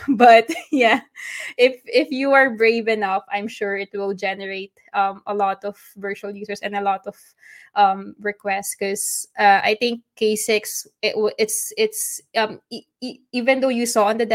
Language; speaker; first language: English; non-native, local second language; Filipino